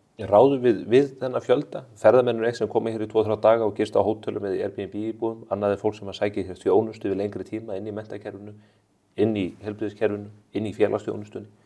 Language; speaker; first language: Icelandic; native; Icelandic